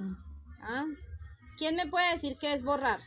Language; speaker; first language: Spanish; native; Spanish